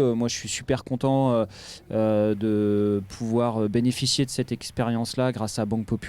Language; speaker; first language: French; native; French